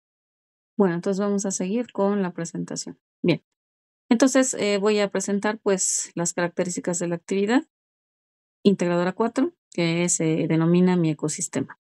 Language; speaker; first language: Spanish; native; Spanish